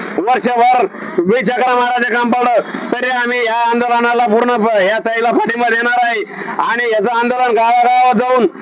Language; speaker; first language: Marathi; native; Marathi